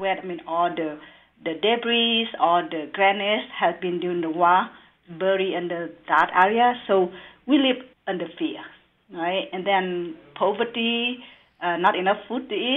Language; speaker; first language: English; non-native, learner; Vietnamese